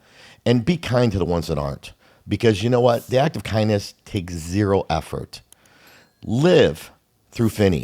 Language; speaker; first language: English; native; English